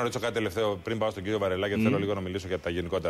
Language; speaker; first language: Greek; native; Greek